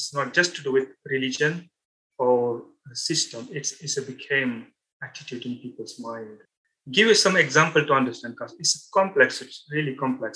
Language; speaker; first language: English; non-native, local second language; Marathi